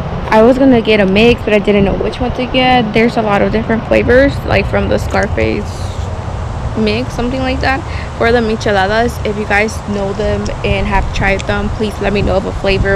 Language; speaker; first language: English; early bilingual, other home language; Spanish